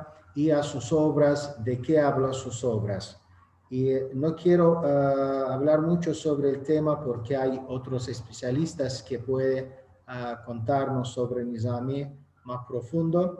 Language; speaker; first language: Spanish; non-native, fluent; Azerbaijani